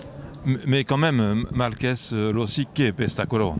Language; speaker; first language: French; native; French